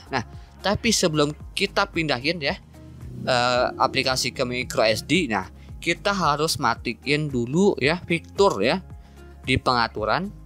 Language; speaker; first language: Indonesian; native; Indonesian